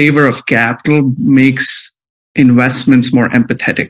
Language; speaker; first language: English; non-native, local second language; Hindi